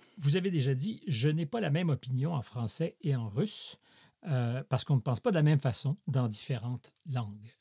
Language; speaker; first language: French; native; French